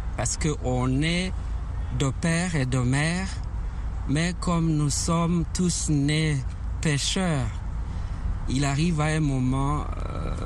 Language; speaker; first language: French; non-native, local second language; Kinyarwanda